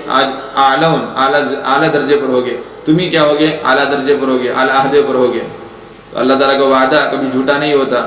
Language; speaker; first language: Urdu; non-native, local second language; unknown